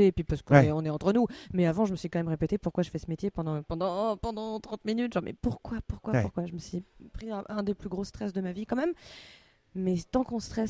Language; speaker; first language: French; native; French